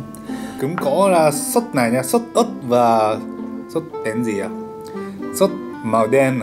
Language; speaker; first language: Vietnamese; non-native, learner; Japanese